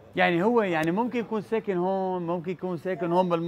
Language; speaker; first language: Arabic; native; Arabic